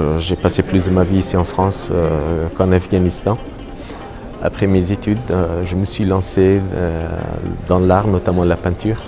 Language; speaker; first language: French; non-native, fluent; Persian